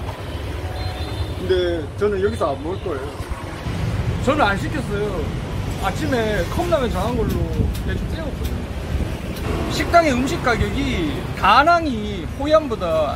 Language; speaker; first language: Korean; native; Korean